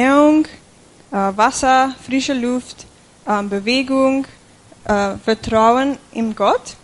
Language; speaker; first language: German; non-native, fluent; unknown